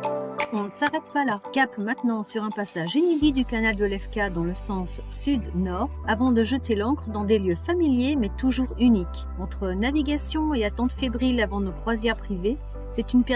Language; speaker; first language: French; native; French